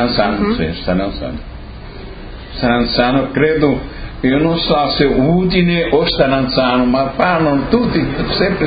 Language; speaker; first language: Italian; early bilingual, heritage; Portuguese